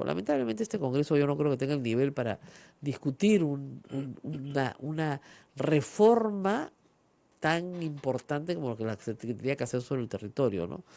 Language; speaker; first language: Spanish; native; Spanish